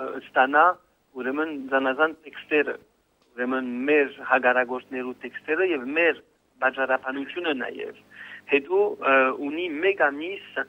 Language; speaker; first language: Armenian; early bilingual, heritage; Armenian